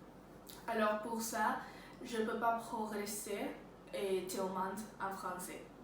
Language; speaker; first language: French; non-native, learner; Spanish